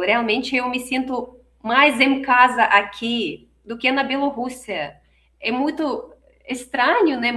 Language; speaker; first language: Portuguese; non-native, fluent; Russian